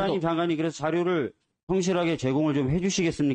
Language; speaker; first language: Korean; native; Korean